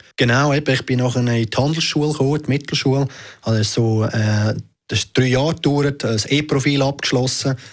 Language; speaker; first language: German; native; German